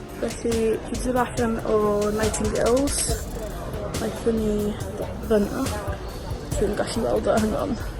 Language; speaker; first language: Welsh; non-native, local second language; English